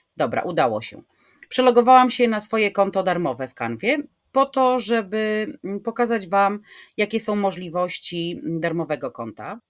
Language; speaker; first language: Polish; native; Polish